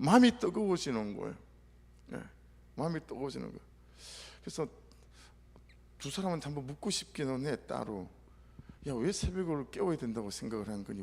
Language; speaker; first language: Korean; native; Korean